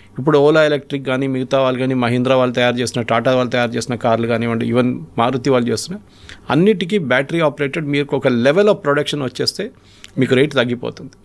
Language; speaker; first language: Telugu; non-native, local second language; Malayalam